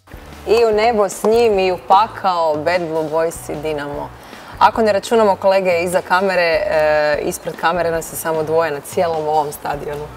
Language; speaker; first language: Croatian; native; Croatian